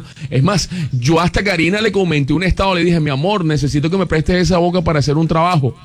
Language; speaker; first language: Spanish; native; Spanish